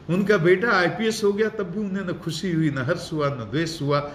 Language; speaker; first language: Hindi; native; Hindi